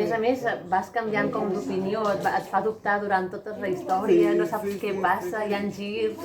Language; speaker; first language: Catalan; native; Catalan